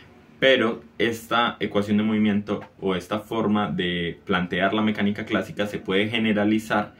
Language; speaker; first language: Spanish; native; Spanish